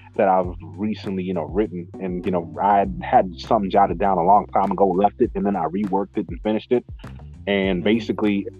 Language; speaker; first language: English; non-native, local second language; Shona